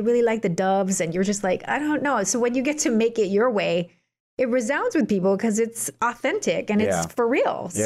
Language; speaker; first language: English; native; English